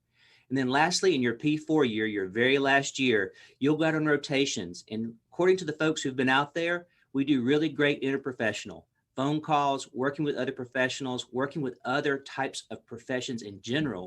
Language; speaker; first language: English; native; English